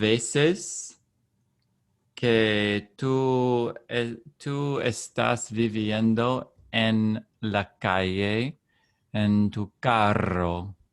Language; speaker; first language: Spanish; non-native, learner; English